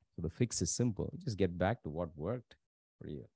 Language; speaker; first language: English; non-native, local second language; Tamil